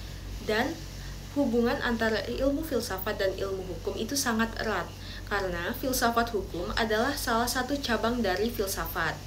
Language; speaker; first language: Indonesian; native; Indonesian